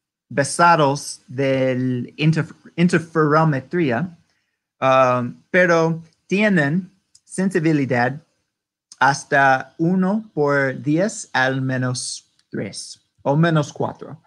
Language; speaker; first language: Spanish; non-native, learner; English